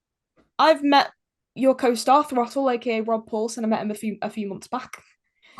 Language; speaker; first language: English; native; English